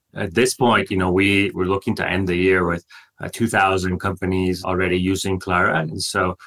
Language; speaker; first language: English; non-native, fluent; Spanish